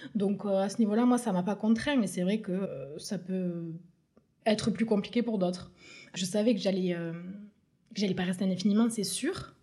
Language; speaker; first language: French; native; French